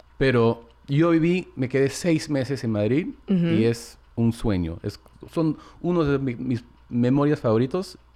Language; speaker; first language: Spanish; early bilingual, heritage; English